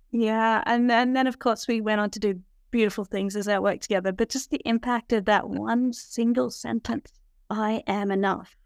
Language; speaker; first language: English; native; English